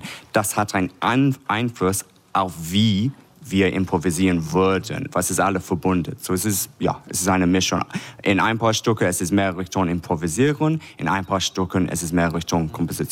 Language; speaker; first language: German; non-native, fluent; English